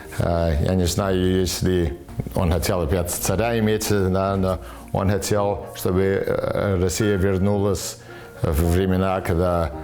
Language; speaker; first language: Russian; early bilingual, heritage; Russian